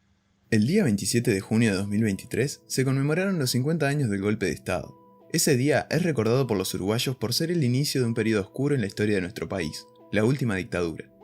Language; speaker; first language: Spanish; native; Spanish